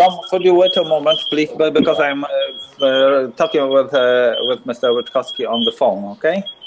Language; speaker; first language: English; non-native, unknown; Polish